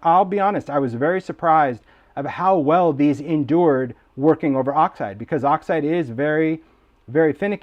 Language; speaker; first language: English; native; English